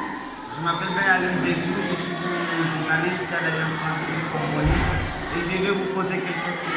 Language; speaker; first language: French; non-native, local second language; Comorian